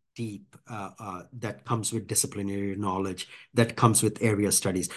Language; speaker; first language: English; non-native, local second language; Bangla